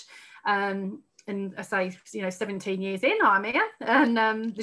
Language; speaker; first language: English; native; English